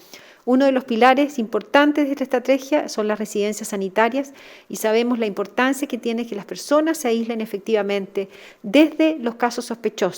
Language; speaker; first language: Spanish; native; Spanish